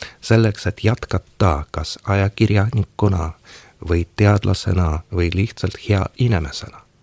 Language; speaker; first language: Estonian; non-native, local second language; Russian